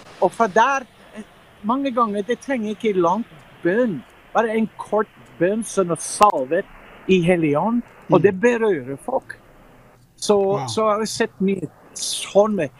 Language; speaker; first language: Norwegian; non-native, fluent; English